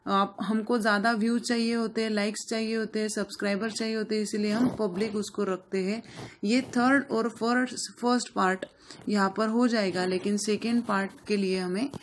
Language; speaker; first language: Hindi; non-native, local second language; Marathi